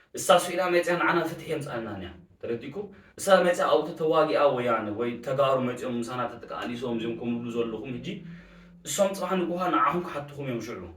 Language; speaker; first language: Tigrinya; early bilingual, heritage; Tigrinya